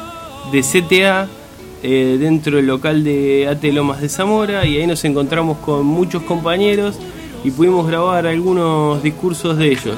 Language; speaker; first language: Spanish; native; Spanish